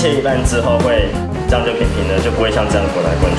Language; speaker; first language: Chinese; native; Chinese